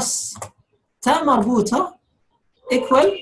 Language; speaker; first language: Arabic; non-native, fluent; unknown